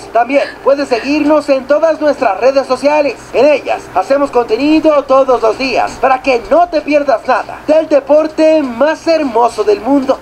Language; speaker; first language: Spanish; native; Spanish